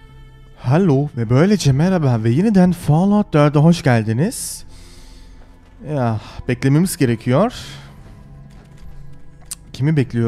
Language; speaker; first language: Turkish; early bilingual, heritage; Turkish